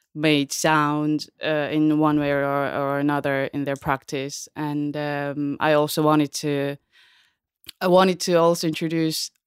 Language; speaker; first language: English; non-native, fluent; Korean